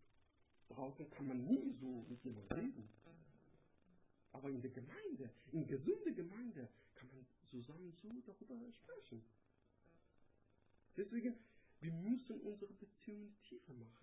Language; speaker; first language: German; non-native, learner; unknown